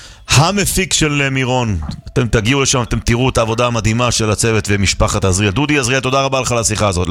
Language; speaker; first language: Hebrew; native; Hebrew